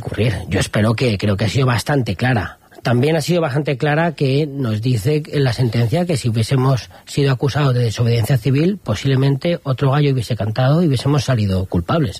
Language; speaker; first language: Spanish; native; Spanish